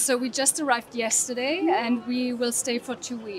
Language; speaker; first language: English; non-native, fluent; German